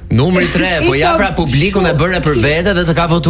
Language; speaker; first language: Albanian; native; Albanian